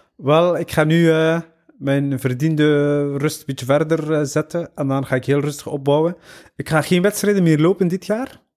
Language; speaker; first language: Dutch; early bilingual, other home language; Somali